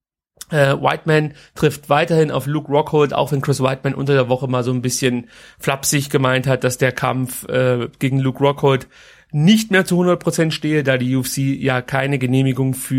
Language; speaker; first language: German; native; German